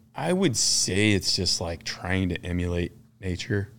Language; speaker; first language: English; native; English